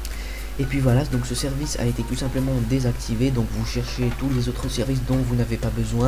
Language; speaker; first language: French; native; French